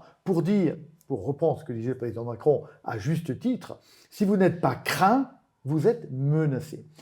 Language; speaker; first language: French; native; French